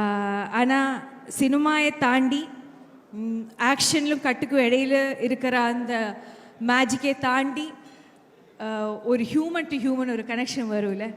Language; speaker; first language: Tamil; non-native, fluent; Malayalam